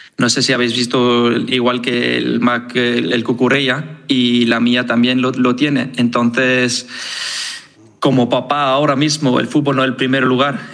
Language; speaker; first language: Spanish; non-native, fluent; Danish